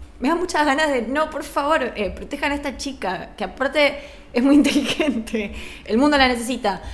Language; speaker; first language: Spanish; native; Spanish